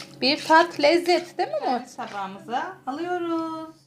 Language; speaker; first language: Turkish; native; Turkish